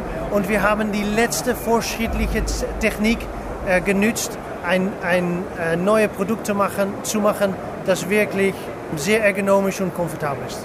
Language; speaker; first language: German; non-native, learner; English